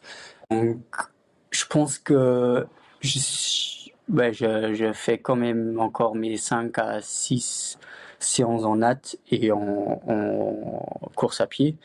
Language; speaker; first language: French; non-native, fluent; Luxembourgish